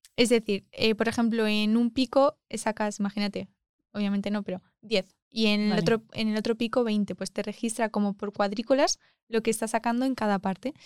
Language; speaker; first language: Spanish; native; Spanish